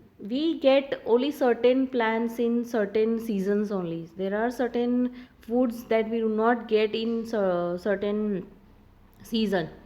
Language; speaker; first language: English; non-native, local second language; Hindi